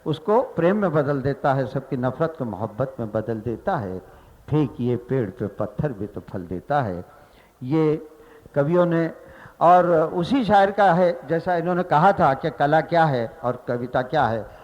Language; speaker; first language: Hindi; non-native, local second language; Marathi